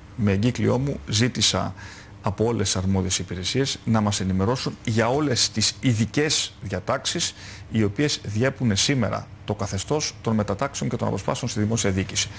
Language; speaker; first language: Greek; native; Greek